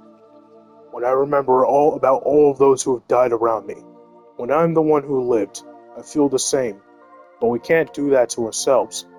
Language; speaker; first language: English; native; English